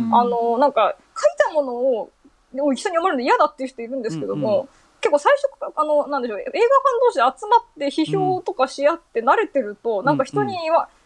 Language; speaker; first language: Japanese; native; Japanese